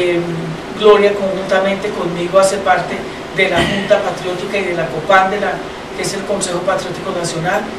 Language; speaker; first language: Spanish; native; Spanish